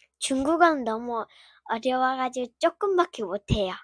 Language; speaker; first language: Korean; early bilingual, heritage; Korean